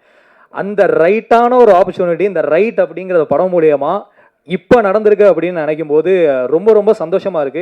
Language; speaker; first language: Tamil; native; Tamil